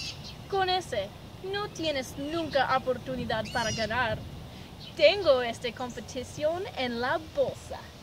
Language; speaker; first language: Spanish; non-native, learner; English